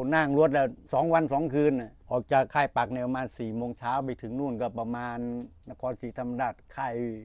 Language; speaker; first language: Thai; native; Thai